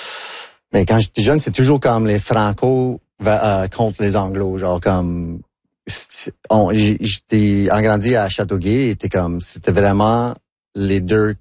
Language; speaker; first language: French; non-native, local second language; English